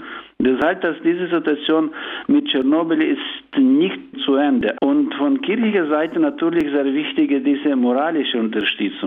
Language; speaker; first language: German; non-native, learner; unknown